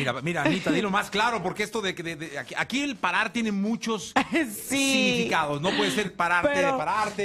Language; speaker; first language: Spanish; native; Spanish